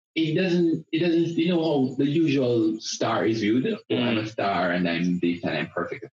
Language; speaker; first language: English; non-native, local second language; Jamaican Creole English